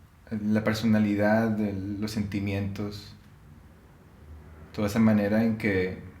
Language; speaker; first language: Spanish; native; Spanish